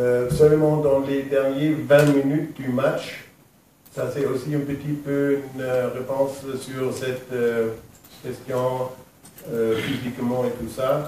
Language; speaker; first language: French; non-native, fluent; German